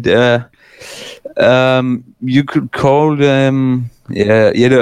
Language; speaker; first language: English; non-native, fluent; German